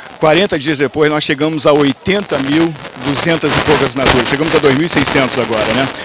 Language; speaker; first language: Portuguese; native; Portuguese